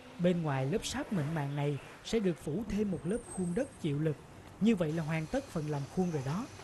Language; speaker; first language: Vietnamese; native; Vietnamese